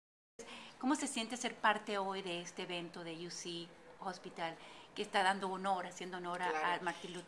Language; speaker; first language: Spanish; native; Spanish